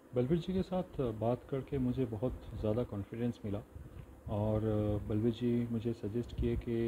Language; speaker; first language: Hindi; non-native, local second language; Bangla